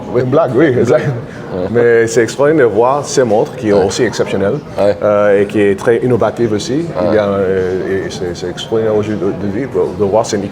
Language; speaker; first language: French; non-native, fluent; English